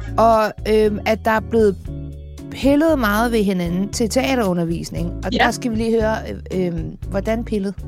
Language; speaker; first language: Danish; native; Danish